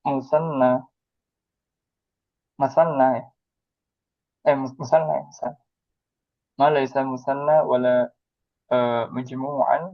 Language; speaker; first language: Arabic; non-native, learner; Indonesian